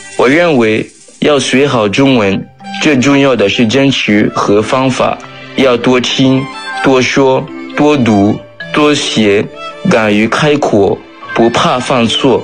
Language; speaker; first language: Chinese; non-native, fluent; French